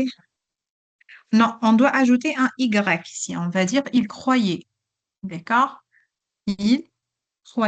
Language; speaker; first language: French; non-native, local second language; Arabic